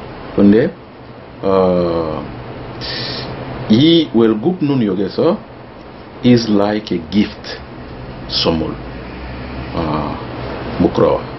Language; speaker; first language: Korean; non-native, learner; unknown